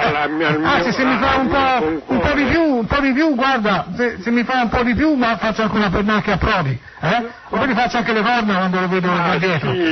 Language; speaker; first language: Italian; native; Italian